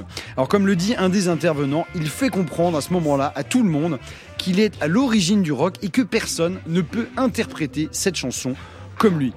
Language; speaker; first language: French; native; French